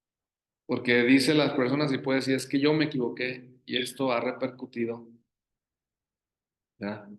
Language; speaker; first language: Spanish; native; Spanish